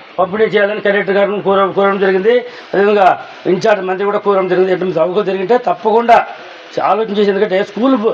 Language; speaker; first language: Telugu; native; Telugu